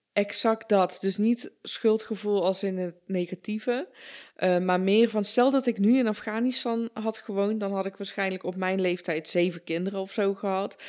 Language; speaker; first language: Dutch; early bilingual, other home language; Persian